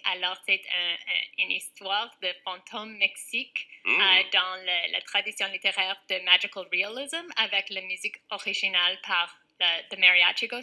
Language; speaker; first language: French; non-native, fluent; English